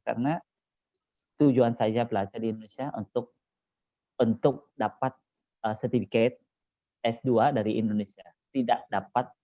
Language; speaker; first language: Indonesian; non-native, learner; Khmer